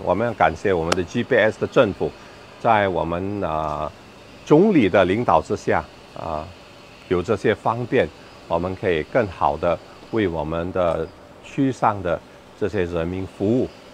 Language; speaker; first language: Chinese; native; Chinese